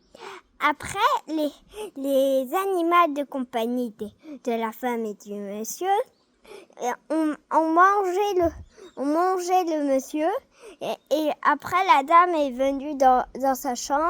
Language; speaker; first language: French; early bilingual, heritage; French